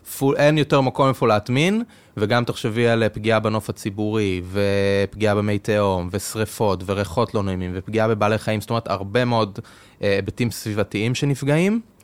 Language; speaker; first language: Hebrew; native; Hebrew